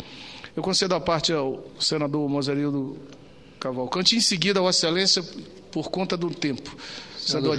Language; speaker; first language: Portuguese; native; Portuguese